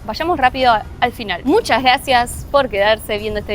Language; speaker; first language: Spanish; native; Spanish